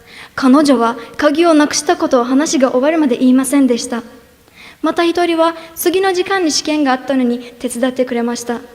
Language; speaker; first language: Japanese; non-native, fluent; Turkish